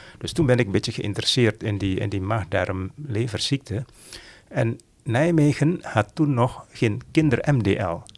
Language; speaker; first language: Dutch; non-native, fluent; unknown